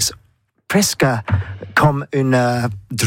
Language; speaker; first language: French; non-native, learner; English